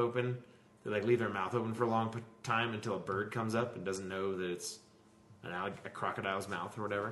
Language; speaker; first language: English; native; English